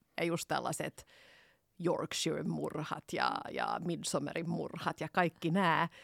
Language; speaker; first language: Finnish; non-native, local second language; Swedish